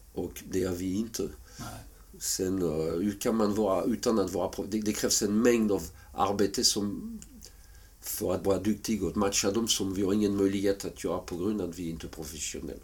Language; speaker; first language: Swedish; non-native, fluent; French